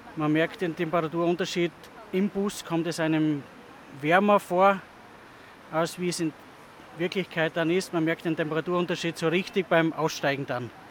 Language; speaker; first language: German; native; German